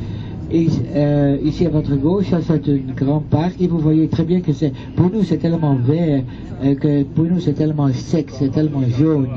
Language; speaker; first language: French; non-native, fluent; Dutch